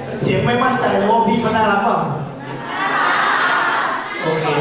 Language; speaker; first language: Thai; native; Thai